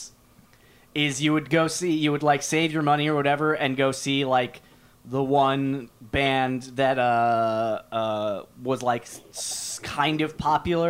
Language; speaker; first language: English; native; English